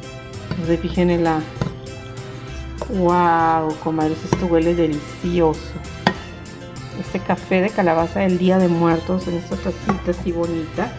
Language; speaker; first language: Spanish; native; Spanish